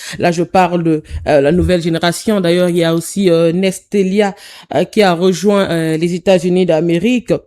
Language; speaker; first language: French; non-native, local second language; Lingala